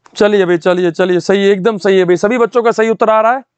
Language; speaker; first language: Hindi; native; Hindi